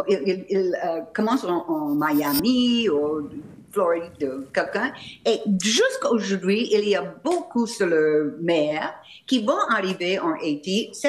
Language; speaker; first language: French; non-native, fluent; English